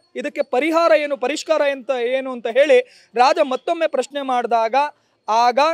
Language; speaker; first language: Kannada; native; Kannada